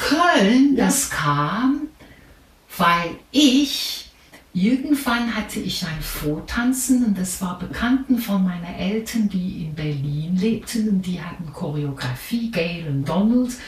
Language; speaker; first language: German; non-native, fluent; English